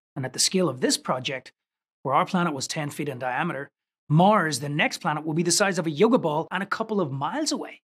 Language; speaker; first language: English; native; English